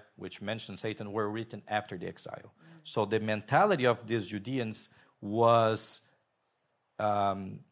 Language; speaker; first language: English; non-native, fluent; Portuguese